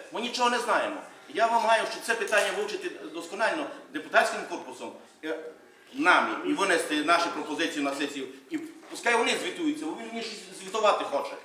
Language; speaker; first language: Ukrainian; native; Ukrainian